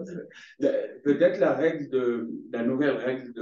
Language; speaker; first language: French; non-native, fluent; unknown